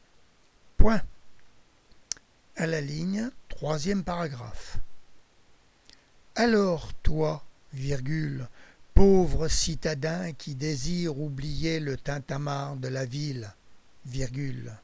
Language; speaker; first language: French; native; French